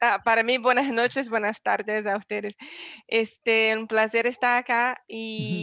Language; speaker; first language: Spanish; non-native, fluent; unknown